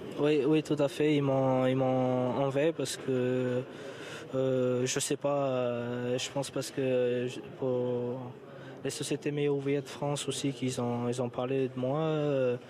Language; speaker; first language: French; non-native, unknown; Albanian